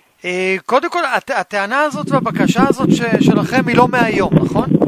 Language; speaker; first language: Hebrew; native; Hebrew